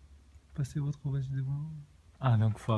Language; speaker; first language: French; early bilingual, other home language; Japanese